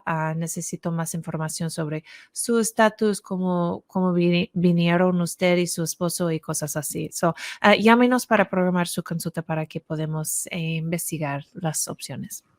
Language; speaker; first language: Spanish; non-native, fluent; English